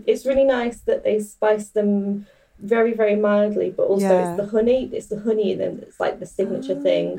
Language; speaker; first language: English; native; English